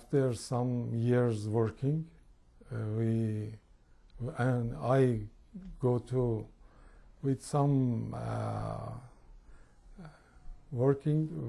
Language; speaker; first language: English; non-native, learner; Persian